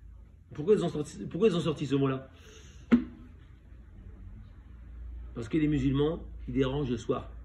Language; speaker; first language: French; native; French